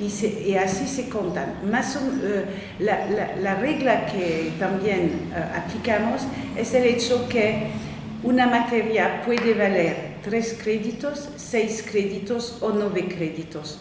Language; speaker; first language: Spanish; non-native, fluent; French